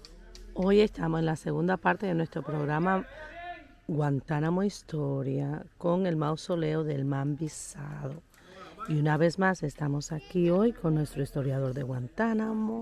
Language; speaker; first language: Spanish; native; Spanish